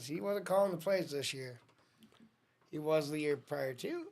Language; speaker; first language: English; native; English